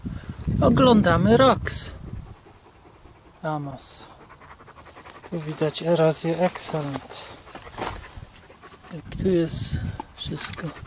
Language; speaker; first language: Polish; early bilingual, heritage; Polish